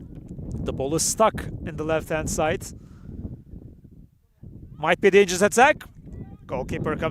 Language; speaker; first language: English; non-native, fluent; Turkish